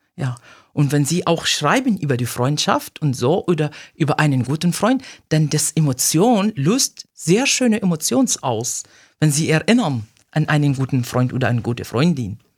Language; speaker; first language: German; non-native, fluent; Arabic